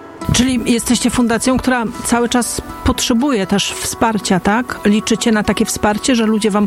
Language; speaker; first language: Polish; native; Polish